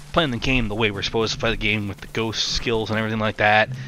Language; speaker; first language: English; native; English